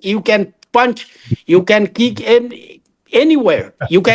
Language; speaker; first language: English; non-native, learner; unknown